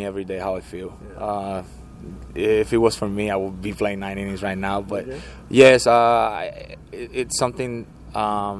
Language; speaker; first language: English; non-native, fluent; Spanish